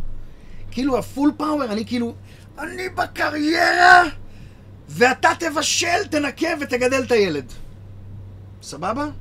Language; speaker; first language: Hebrew; native; Hebrew